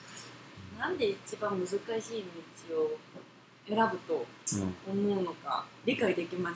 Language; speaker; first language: Japanese; non-native, fluent; Korean